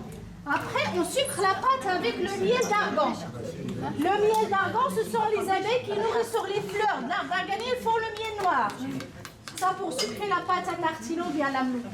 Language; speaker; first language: French; non-native, local second language; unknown